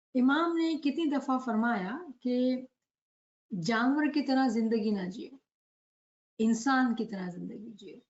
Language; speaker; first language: Hindi; non-native, local second language; Gujarati